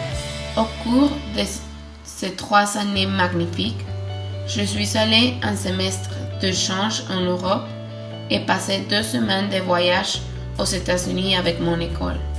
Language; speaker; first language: French; non-native, learner; Spanish